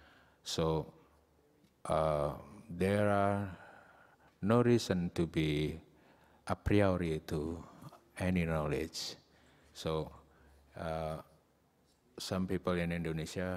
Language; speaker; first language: English; non-native, learner; Indonesian